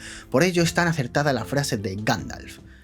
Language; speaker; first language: Spanish; native; Spanish